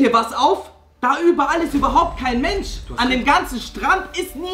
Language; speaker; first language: German; native; German